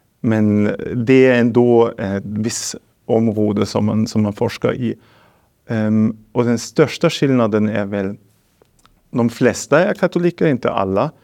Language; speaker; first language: Swedish; non-native, fluent; German